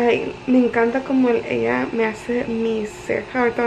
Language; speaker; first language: Spanish; early bilingual, heritage; Spanish